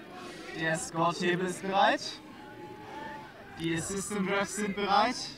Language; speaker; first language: German; native; German